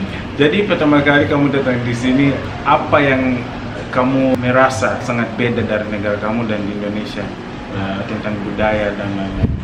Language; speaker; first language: Indonesian; non-native, fluent; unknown